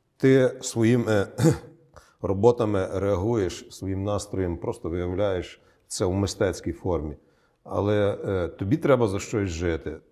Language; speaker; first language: Ukrainian; native; Ukrainian